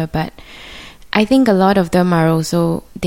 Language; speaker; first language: English; native; English